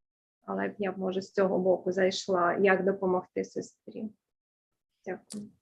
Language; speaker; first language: Ukrainian; early bilingual, heritage; Ukrainian